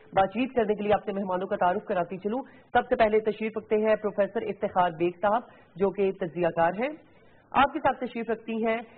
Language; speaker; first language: Urdu; native; Urdu